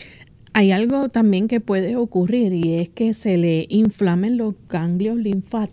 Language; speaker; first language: Spanish; native; Spanish